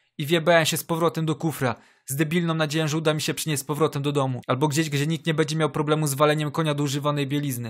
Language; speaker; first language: Polish; native; Polish